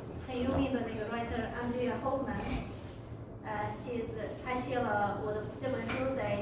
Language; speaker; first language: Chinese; non-native, local second language; Uyghur